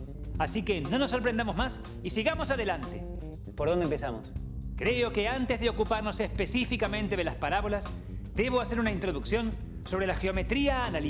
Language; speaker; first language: Spanish; native; Spanish